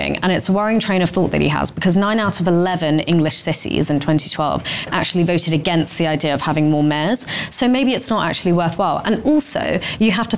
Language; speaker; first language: English; native; English